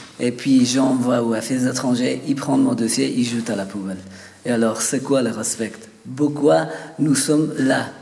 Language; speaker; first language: French; non-native, learner; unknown